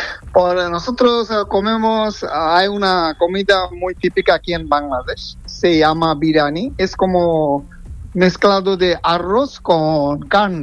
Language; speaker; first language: Spanish; non-native, fluent; Bangla